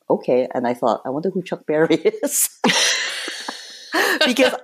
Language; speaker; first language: English; native; English